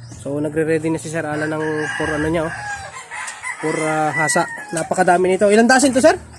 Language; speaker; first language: Filipino; native; Filipino